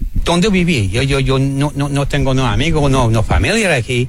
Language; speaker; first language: Spanish; non-native, learner; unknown